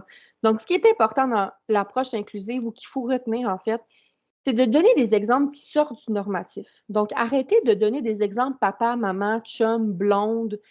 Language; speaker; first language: French; native; French